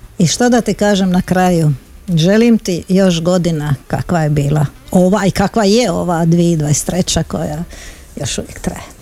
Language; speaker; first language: Croatian; native; Croatian